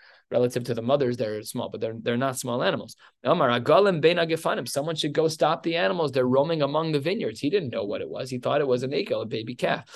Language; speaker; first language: English; native; English